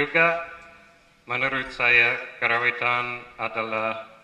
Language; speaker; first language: Indonesian; non-native, fluent; English